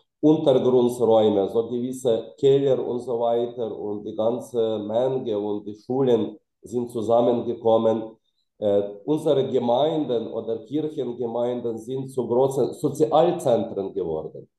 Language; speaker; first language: German; non-native, fluent; Ukrainian